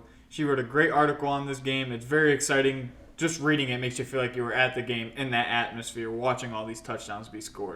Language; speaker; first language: English; native; English